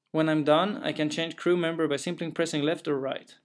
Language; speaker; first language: English; non-native, fluent; Swedish